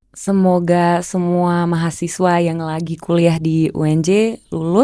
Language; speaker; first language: Indonesian; early bilingual, heritage; German